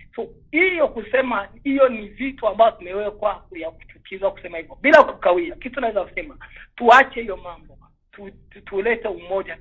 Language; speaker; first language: Swahili; non-native, local second language; Kinyarwanda